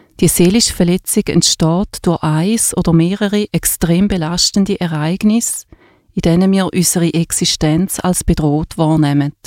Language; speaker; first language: German; native; German